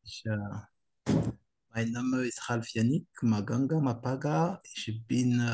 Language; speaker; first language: German; non-native, learner; French